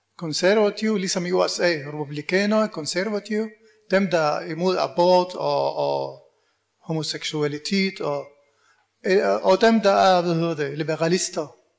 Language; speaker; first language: Danish; non-native, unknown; Arabic